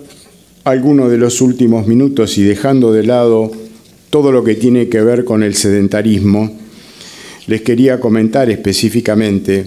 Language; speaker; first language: Spanish; native; Spanish